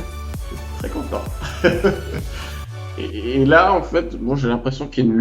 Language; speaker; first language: French; native; French